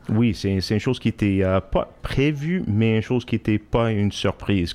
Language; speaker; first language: French; non-native, learner; English